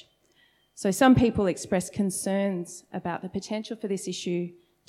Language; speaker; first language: English; native; English